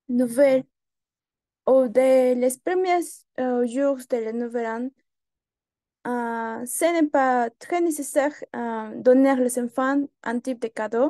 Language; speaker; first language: French; non-native, learner; Spanish